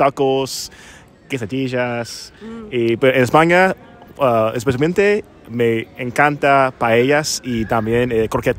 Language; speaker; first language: Spanish; non-native, learner; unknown